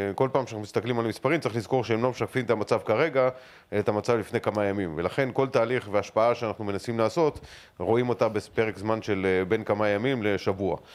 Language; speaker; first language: Hebrew; native; Hebrew